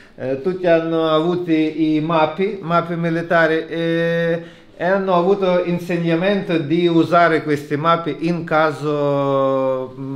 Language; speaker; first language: Italian; non-native, learner; Ukrainian